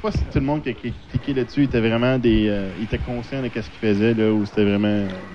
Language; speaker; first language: French; native; French